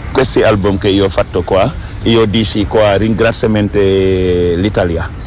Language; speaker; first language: Italian; non-native, learner; Wolof